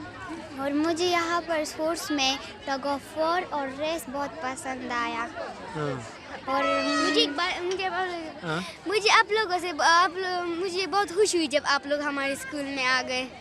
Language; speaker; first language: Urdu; non-native, local second language; Pashto